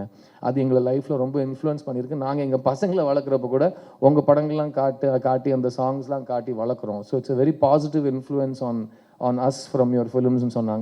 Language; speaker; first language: Tamil; native; Tamil